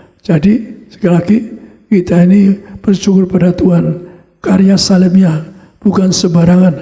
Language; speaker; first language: Indonesian; native; Indonesian